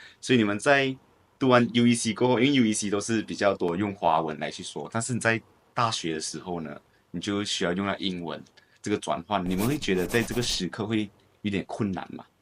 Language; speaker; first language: Chinese; native; Chinese